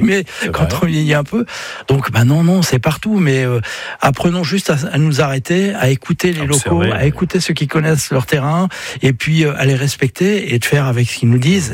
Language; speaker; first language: French; native; French